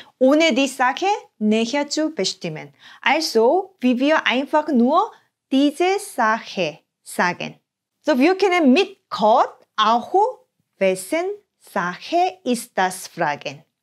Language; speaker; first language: German; non-native, fluent; Korean